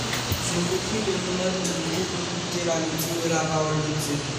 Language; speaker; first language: French; non-native, local second language; Haitian Creole